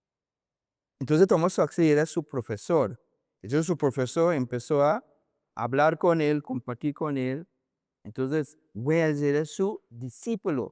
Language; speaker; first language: Spanish; non-native, learner; English